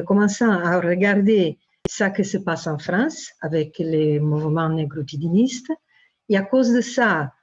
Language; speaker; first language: French; non-native, fluent; Italian